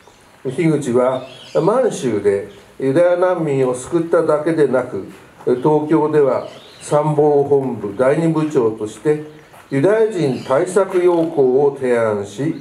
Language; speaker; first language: Japanese; native; Japanese